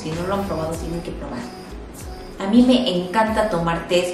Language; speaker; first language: Spanish; non-native, fluent; Korean